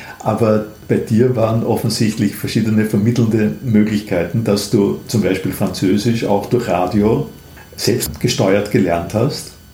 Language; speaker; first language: German; native; German